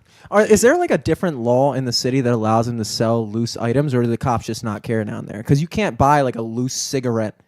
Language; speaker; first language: English; native; English